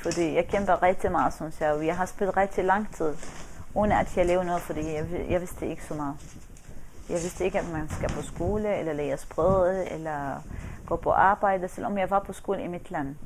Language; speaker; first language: Danish; non-native, fluent; Arabic